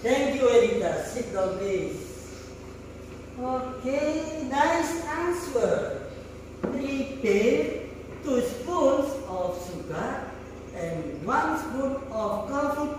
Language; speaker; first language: English; non-native, fluent; Indonesian